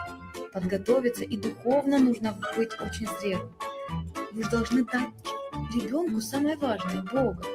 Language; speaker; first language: Russian; native; Russian